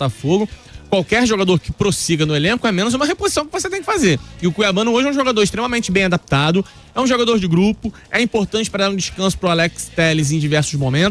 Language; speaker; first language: Portuguese; native; Portuguese